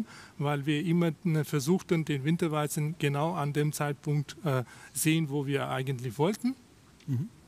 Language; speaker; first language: German; non-native, fluent; Russian